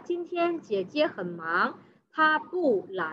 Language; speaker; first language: Chinese; non-native, fluent; Indonesian